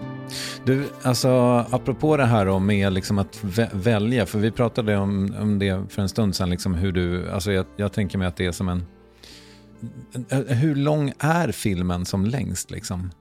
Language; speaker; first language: Swedish; native; Swedish